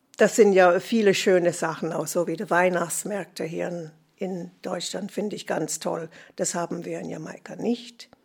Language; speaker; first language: German; non-native, fluent; Jamaican Creole English